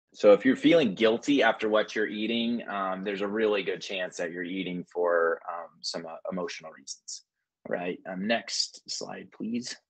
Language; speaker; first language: English; native; English